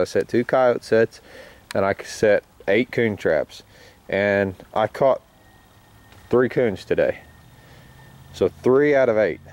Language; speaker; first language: English; native; English